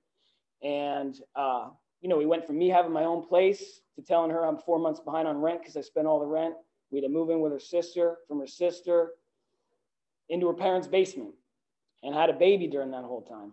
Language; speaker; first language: English; native; English